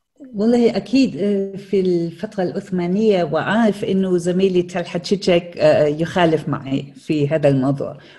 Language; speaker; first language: Arabic; non-native, fluent; German